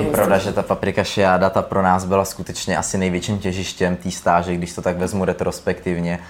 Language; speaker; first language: Czech; native; Czech